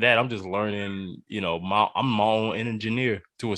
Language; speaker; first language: English; native; English